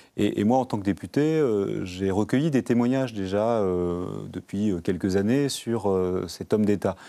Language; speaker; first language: French; native; French